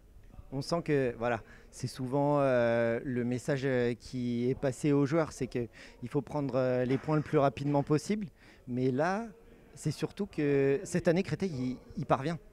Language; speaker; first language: French; native; French